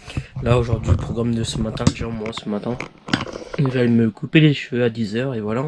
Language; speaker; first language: French; native; French